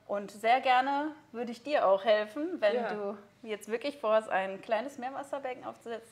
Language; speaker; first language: German; native; German